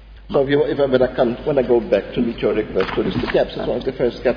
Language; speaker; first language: English; non-native, local second language; Maltese